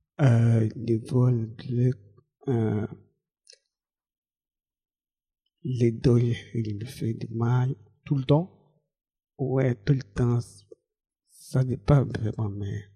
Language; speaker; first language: French; non-native, learner; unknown